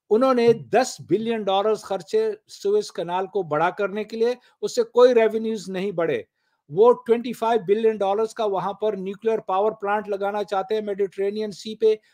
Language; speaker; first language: Urdu; non-native, local second language; Pashto